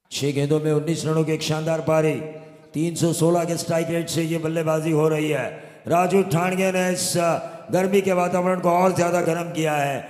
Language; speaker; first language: Hindi; non-native, local second language; Marathi